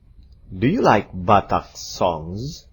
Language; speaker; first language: English; non-native, fluent; Indonesian